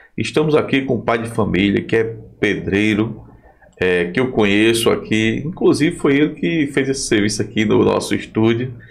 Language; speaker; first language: Portuguese; native; Portuguese